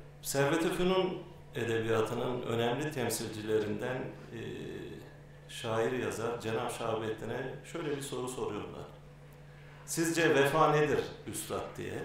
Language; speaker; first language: Turkish; native; Turkish